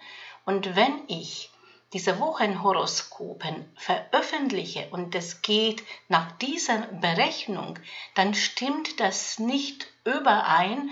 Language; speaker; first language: German; non-native, fluent; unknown